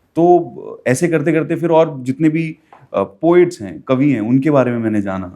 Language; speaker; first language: Hindi; native; Hindi